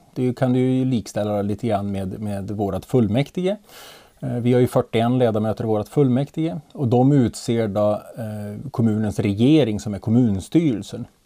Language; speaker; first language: Swedish; native; Swedish